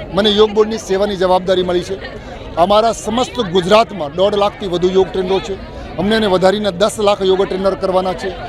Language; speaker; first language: Gujarati; non-native, local second language; Hindi